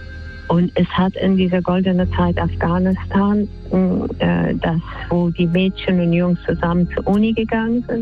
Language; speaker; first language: German; non-native, fluent; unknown